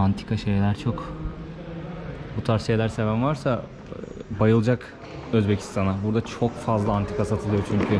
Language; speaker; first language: Turkish; native; Turkish